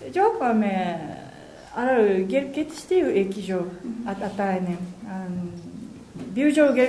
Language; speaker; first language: Kyrgyz; non-native, learner; Japanese